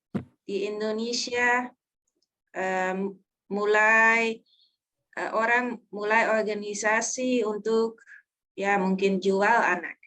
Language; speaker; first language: Indonesian; non-native, learner; Dutch